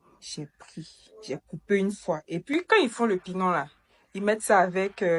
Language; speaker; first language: French; native; French